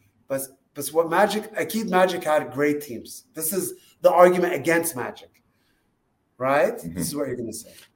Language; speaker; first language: English; early bilingual, other home language; Arabic